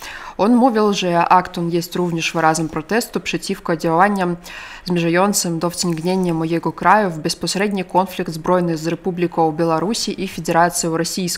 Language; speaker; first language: Polish; non-native, fluent; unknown